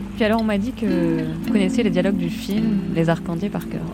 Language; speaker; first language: French; native; French